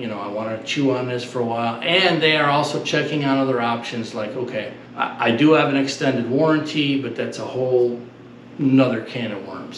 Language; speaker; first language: English; native; English